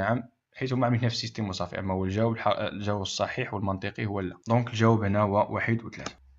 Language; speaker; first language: Arabic; native; Arabic